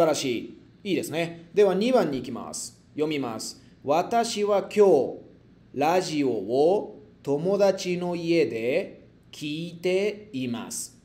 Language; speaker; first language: Japanese; non-native, fluent; Spanish